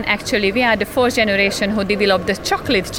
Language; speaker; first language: English; non-native, fluent; Hungarian